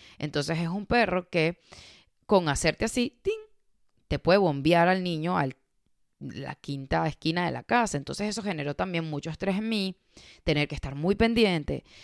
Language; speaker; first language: Spanish; native; Spanish